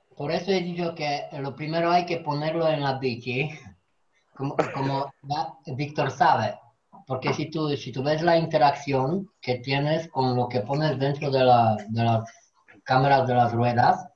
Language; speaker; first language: Spanish; non-native, fluent; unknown